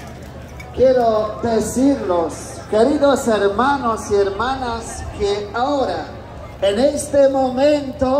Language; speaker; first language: Spanish; non-native, fluent; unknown